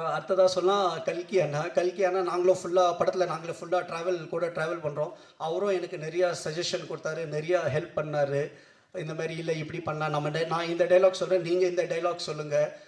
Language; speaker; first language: Tamil; non-native, local second language; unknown